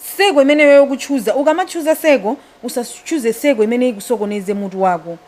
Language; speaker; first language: Nyanja; native; Nyanja